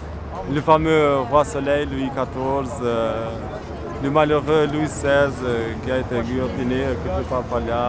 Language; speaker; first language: French; non-native, fluent; Albanian